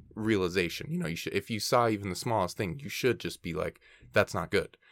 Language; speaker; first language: English; native; English